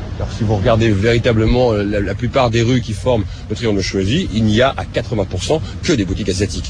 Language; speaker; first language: French; native; French